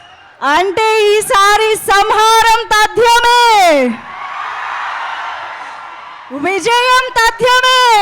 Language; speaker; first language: Telugu; native; Telugu